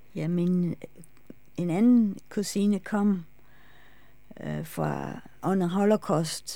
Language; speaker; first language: Danish; non-native, fluent; English